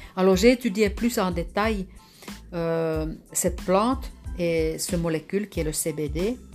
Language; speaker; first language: French; non-native, fluent; Finnish